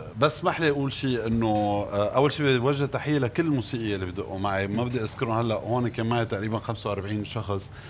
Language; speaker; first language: Arabic; non-native, local second language; Armenian